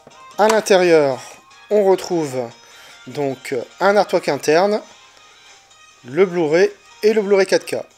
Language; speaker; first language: French; native; French